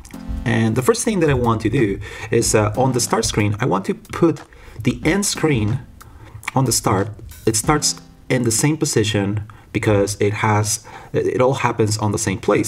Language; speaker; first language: English; non-native, fluent; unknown